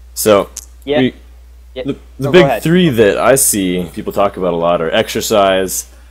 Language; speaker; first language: English; native; English